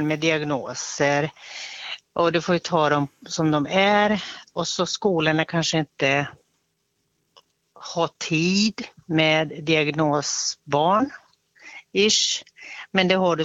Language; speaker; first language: Swedish; native; Swedish